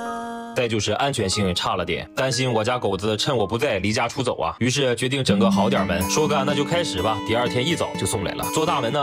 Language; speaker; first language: Chinese; native; Chinese